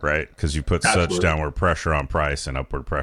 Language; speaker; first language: English; native; English